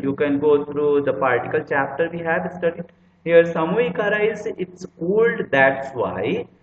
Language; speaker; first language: English; non-native, local second language; Nepali